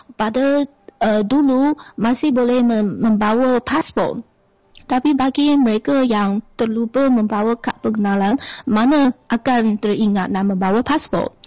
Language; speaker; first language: Malay; non-native, fluent; Chinese